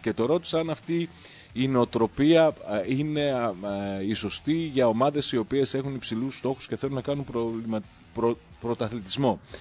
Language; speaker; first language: Greek; native; Greek